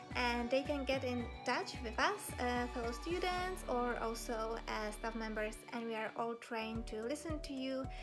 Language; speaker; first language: English; non-native, fluent; Czech